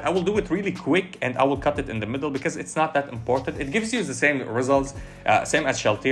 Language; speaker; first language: English; non-native, fluent; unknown